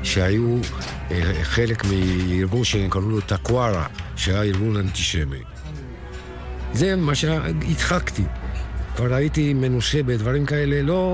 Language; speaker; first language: Hebrew; non-native, fluent; Spanish